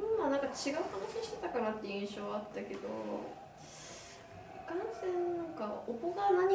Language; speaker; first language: Japanese; native; Japanese